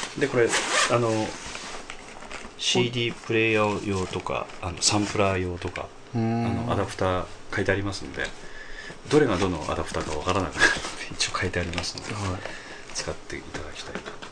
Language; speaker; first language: Japanese; native; Japanese